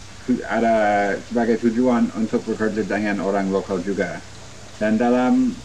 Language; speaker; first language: Indonesian; non-native, fluent; English